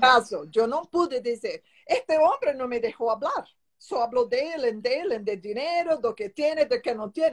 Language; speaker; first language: Spanish; non-native, learner; Portuguese